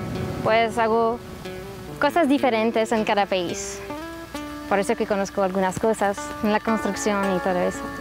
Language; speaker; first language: Spanish; non-native, fluent; French